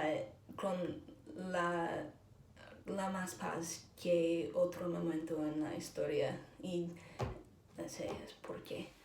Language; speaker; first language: Spanish; non-native, learner; English